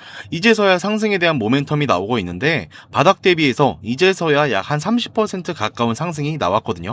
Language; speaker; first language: Korean; native; Korean